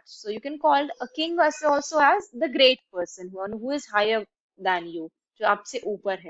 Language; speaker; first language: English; non-native, local second language; Hindi